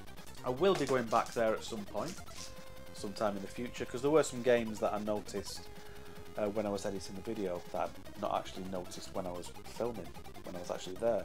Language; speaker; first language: English; native; English